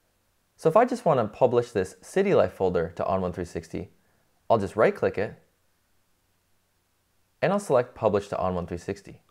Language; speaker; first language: English; native; English